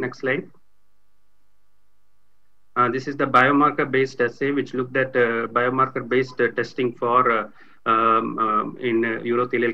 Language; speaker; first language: English; non-native, local second language; Tamil